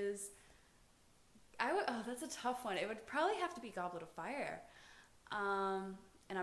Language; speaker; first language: English; native; English